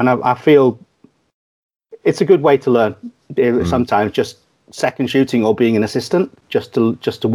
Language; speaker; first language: English; native; English